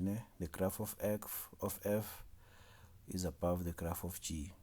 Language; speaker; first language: English; non-native, local second language; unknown